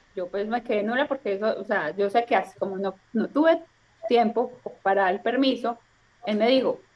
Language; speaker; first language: Spanish; native; Spanish